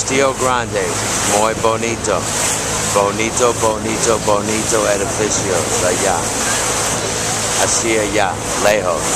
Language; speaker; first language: Spanish; non-native, learner; English